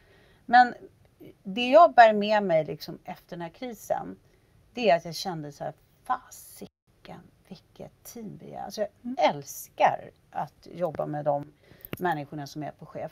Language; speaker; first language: Swedish; native; Swedish